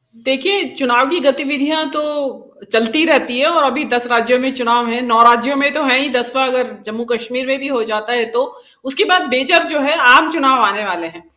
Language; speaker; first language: Hindi; native; Hindi